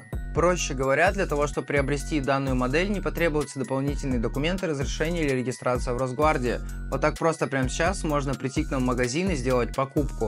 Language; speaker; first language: Russian; native; Russian